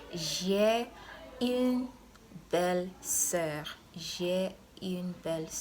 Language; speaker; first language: French; non-native, fluent; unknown